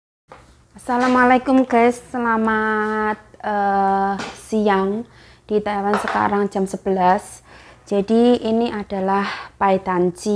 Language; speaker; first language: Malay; non-native, local second language; Javanese